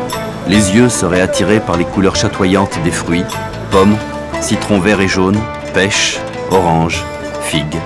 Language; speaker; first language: French; native; French